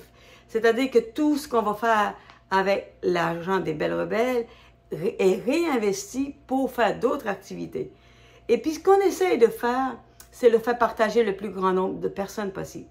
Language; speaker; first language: French; native; French